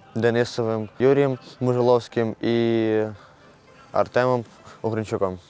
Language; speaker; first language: Ukrainian; native; Ukrainian